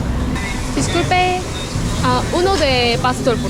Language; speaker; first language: Spanish; non-native, learner; Korean